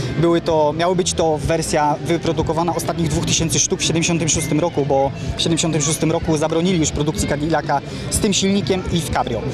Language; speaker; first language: Polish; native; Polish